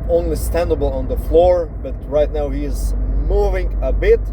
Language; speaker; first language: English; non-native, fluent; Slovenian